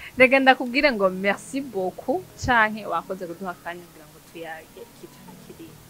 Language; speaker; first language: Rundi; native; Rundi